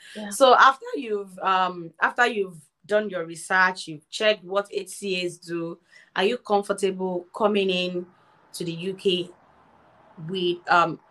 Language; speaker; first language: English; non-native, local second language; Yoruba